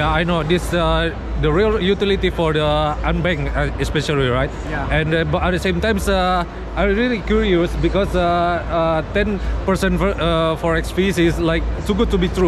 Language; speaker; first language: English; non-native, fluent; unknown